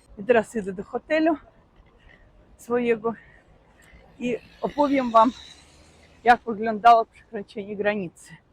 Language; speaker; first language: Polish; non-native, fluent; Russian